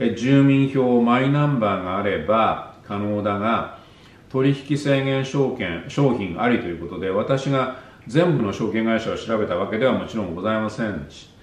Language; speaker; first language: Japanese; native; Japanese